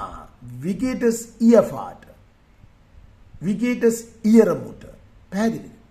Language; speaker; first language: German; non-native, fluent; Sinhala